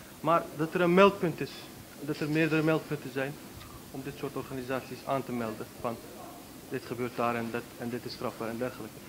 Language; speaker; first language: Dutch; early bilingual, other home language; Turkish